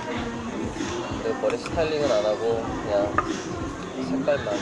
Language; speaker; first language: Korean; native; Korean